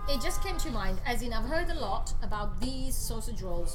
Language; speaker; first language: English; non-native, fluent; Italian